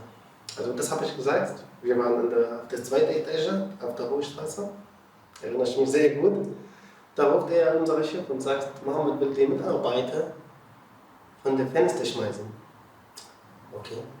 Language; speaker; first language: German; non-native, learner; Arabic